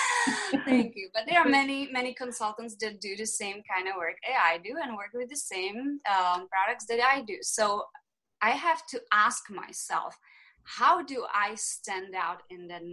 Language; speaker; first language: English; non-native, fluent; Czech